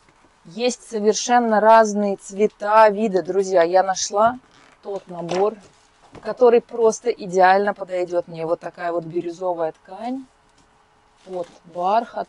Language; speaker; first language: Russian; native; Russian